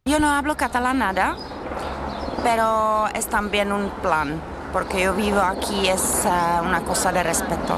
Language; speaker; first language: Spanish; non-native, fluent; Czech